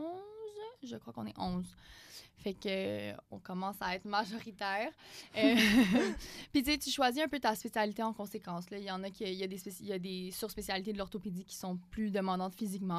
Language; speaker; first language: French; native; French